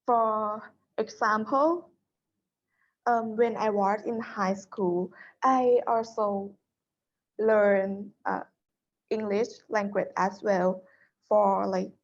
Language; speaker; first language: English; non-native, learner; Thai